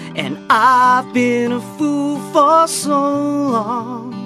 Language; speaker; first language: English; native; English